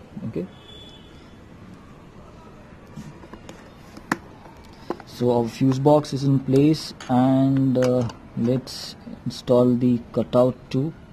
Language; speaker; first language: English; non-native, local second language; Gujarati